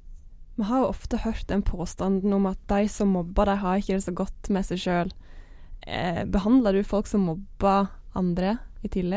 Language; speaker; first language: Norwegian; native; Norwegian